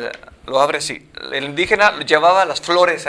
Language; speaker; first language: Spanish; native; Spanish